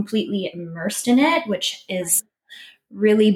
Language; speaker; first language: English; native; English